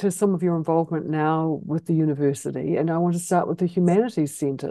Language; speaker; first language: English; native; English